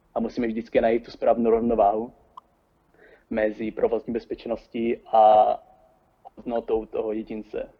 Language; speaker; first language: Czech; non-native, fluent; Italian